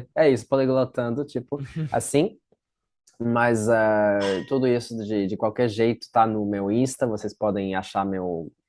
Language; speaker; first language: Portuguese; non-native, fluent; French